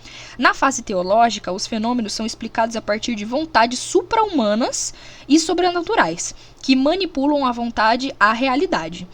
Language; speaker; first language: Portuguese; native; Portuguese